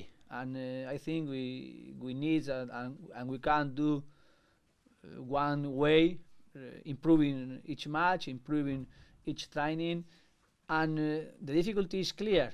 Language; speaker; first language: English; non-native, learner; Spanish